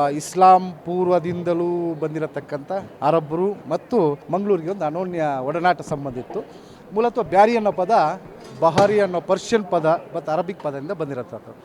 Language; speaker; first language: Kannada; non-native, local second language; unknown